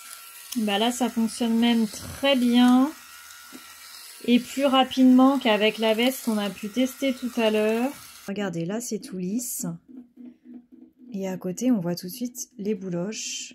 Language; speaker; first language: French; native; French